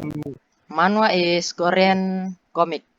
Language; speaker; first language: English; non-native, learner; Indonesian